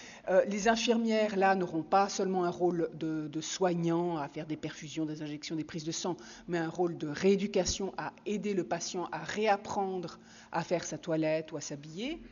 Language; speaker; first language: French; native; French